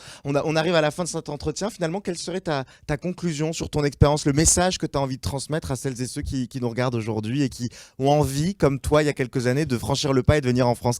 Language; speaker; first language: French; native; French